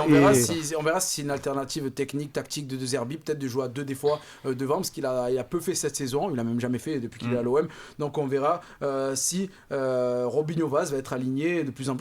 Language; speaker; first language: French; native; French